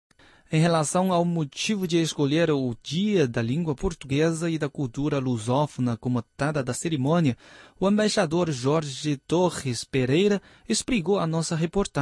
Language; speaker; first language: Portuguese; non-native, fluent; Chinese